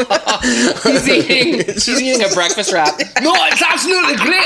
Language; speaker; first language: English; native; English